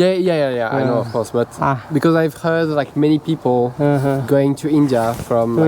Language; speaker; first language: English; non-native, fluent; French